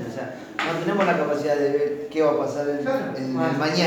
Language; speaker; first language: Spanish; native; Spanish